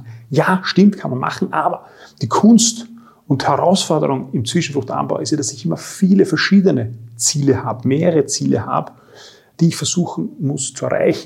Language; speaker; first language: German; native; German